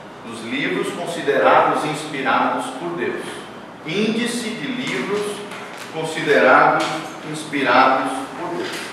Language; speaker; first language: Portuguese; native; Portuguese